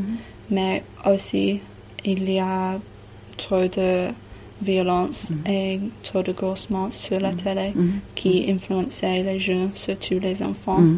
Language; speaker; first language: French; non-native, learner; English